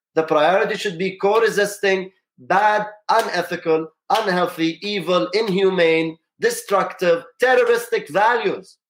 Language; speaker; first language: English; non-native, fluent; Arabic